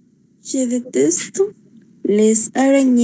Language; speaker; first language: French; non-native, learner; Spanish